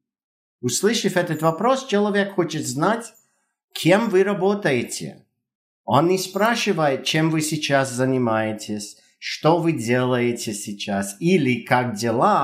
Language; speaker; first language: Russian; non-native, fluent; English